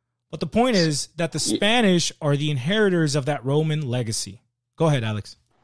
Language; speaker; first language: English; early bilingual, other home language; Spanish